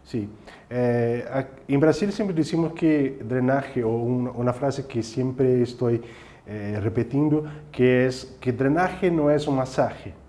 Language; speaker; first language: Spanish; non-native, fluent; Portuguese